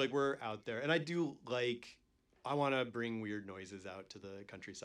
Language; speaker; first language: English; native; English